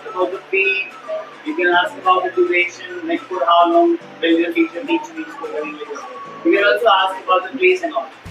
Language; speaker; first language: English; non-native, fluent; Hindi